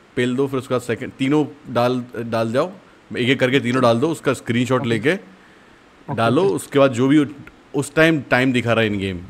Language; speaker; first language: Hindi; native; Hindi